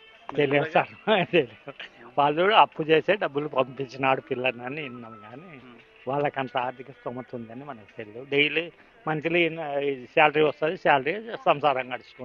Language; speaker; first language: Telugu; native; Telugu